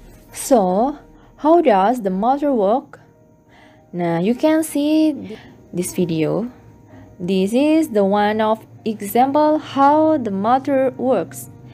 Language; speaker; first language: English; non-native, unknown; Indonesian